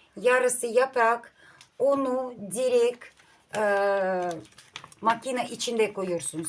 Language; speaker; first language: Turkish; non-native, learner; Russian